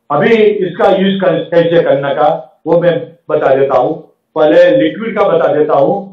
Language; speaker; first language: Hindi; non-native, local second language; Gujarati